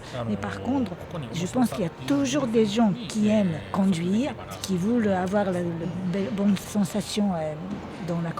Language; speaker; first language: French; non-native, fluent; Japanese